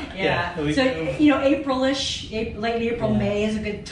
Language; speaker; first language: English; native; English